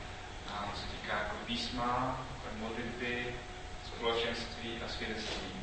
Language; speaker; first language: Czech; non-native, fluent; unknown